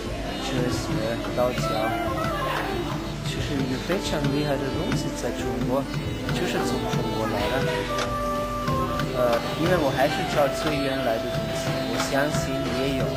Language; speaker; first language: Chinese; non-native, fluent; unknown